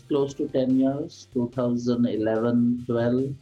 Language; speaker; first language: English; non-native, local second language; Gujarati